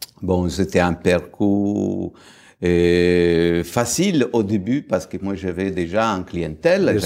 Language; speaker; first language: French; non-native, fluent; Italian